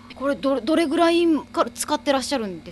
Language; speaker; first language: Japanese; native; Japanese